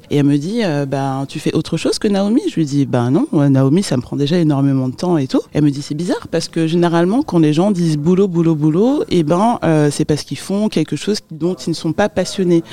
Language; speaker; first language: French; early bilingual, other home language; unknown